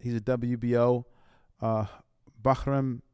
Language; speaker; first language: English; native; English